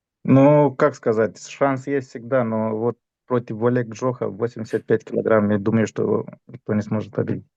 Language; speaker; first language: Russian; non-native, fluent; Romanian